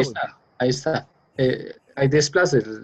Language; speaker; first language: Spanish; native; Spanish